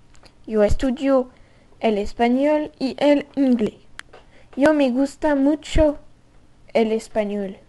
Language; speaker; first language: Spanish; non-native, learner; French